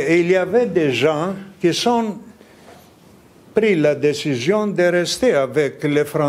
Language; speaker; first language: French; non-native, fluent; Greek